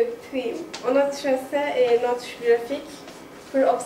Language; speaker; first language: French; non-native, learner; Turkish